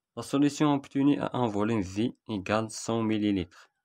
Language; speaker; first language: French; non-native, local second language; Arabic